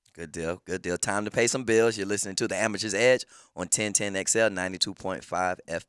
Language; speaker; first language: English; native; English